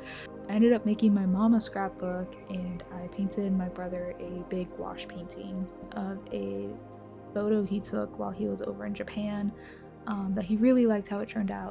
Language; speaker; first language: English; native; English